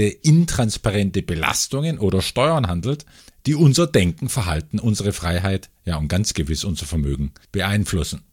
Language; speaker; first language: German; native; German